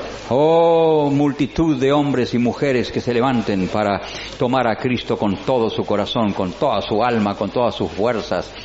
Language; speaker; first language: Spanish; native; Spanish